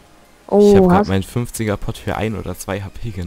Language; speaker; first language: German; native; German